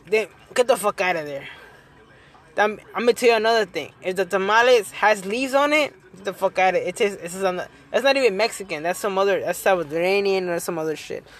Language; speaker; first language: English; early bilingual, other home language; Spanish